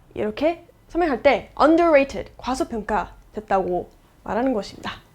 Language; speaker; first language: Korean; non-native, fluent; English